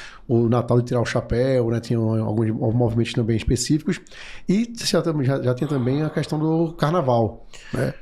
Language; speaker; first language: Portuguese; native; Portuguese